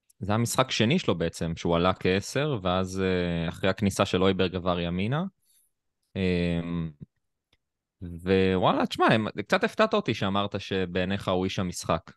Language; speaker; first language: Hebrew; native; Hebrew